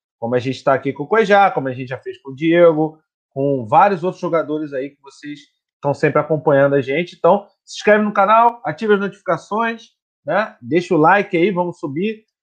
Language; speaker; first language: Portuguese; native; Portuguese